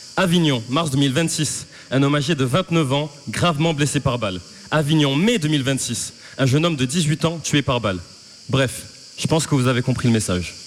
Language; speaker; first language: French; native; French